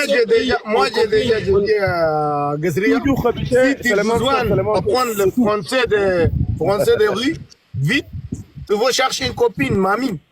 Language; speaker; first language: French; non-native, learner; Arabic